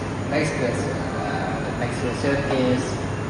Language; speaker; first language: English; non-native, learner; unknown